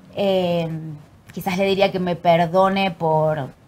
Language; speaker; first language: Spanish; native; Spanish